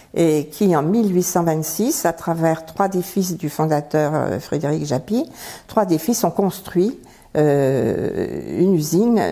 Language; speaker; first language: French; native; French